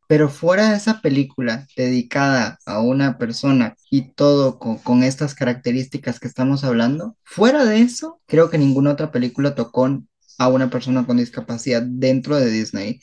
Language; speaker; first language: Spanish; native; Spanish